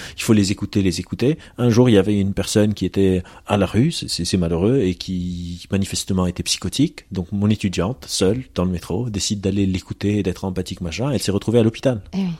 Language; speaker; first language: French; non-native, local second language; Arabic